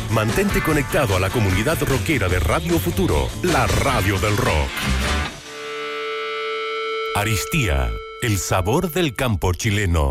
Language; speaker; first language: Spanish; native; Spanish